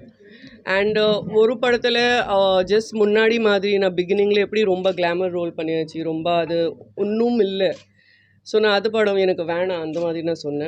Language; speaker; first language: Tamil; non-native, fluent; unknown